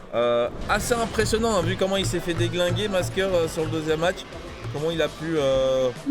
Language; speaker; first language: French; native; French